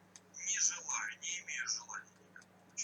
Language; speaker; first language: Russian; native; Russian